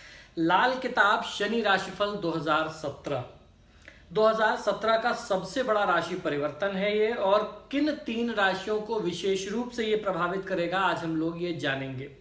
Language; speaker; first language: Hindi; native; Hindi